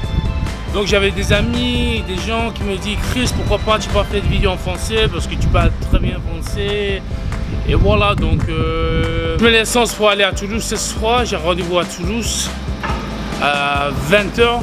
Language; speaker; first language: French; non-native, fluent; English